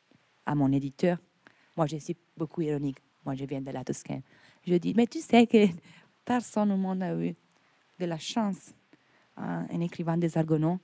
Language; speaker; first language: French; non-native, fluent; Italian